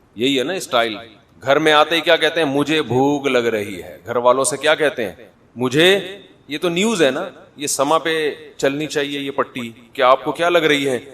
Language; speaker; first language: Urdu; native; Urdu